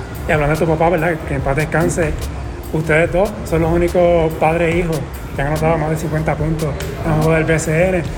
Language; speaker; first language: Spanish; native; Spanish